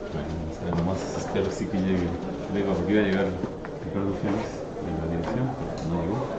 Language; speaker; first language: Spanish; native; Spanish